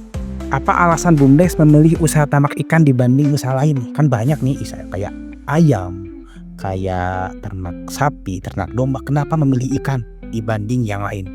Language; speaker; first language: Indonesian; non-native, local second language; Sundanese